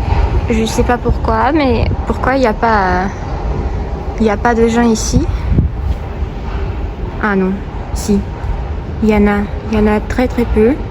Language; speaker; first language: French; non-native, fluent; Russian